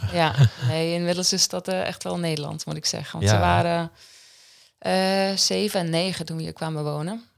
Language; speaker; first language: Dutch; non-native, fluent; Swiss German